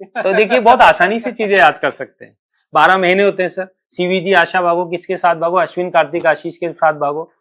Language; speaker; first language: Hindi; native; Hindi